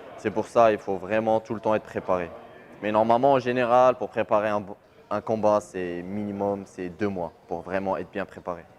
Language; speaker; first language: French; non-native, local second language; Arabic